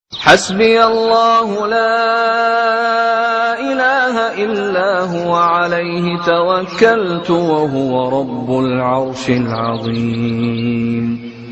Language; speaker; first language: Arabic; native; Arabic